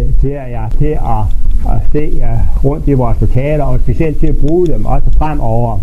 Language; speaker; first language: Danish; native; Danish